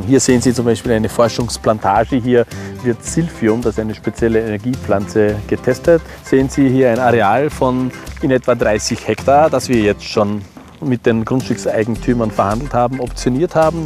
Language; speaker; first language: German; native; German